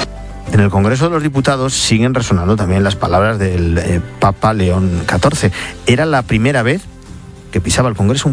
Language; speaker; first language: Spanish; native; Spanish